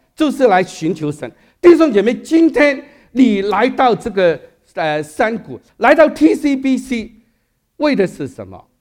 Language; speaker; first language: Chinese; non-native, local second language; Cantonese